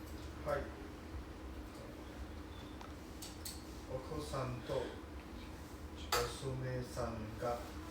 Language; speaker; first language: Japanese; non-native, learner; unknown